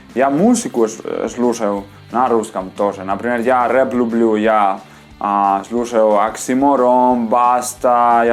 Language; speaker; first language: Russian; non-native, fluent; Spanish